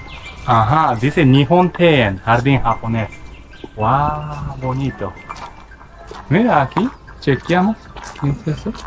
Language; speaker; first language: Spanish; non-native, learner; Japanese